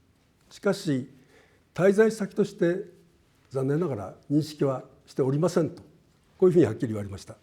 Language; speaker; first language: Japanese; native; Japanese